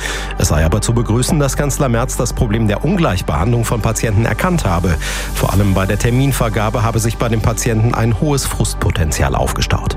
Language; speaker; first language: German; native; German